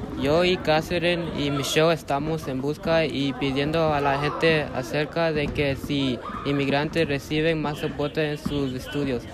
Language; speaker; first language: Spanish; early bilingual, heritage; Spanish